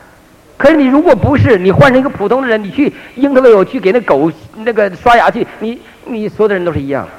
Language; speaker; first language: Chinese; native; Chinese